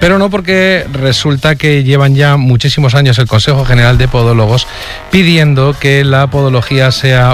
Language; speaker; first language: Spanish; native; Spanish